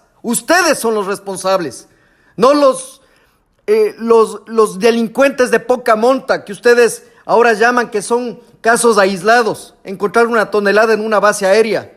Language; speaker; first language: Spanish; native; Spanish